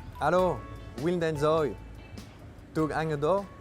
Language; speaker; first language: Vietnamese; non-native, learner; French